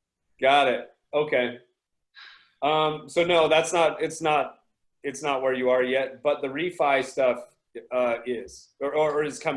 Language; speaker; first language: English; native; English